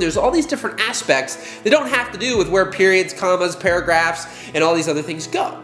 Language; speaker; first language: English; native; English